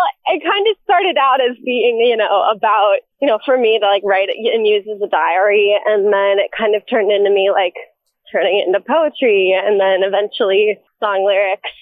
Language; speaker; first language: English; native; English